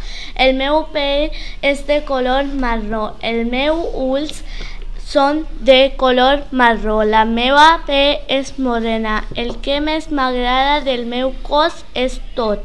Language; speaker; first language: Catalan; non-native, learner; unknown